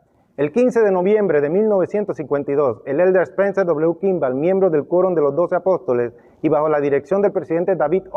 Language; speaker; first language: Spanish; native; Spanish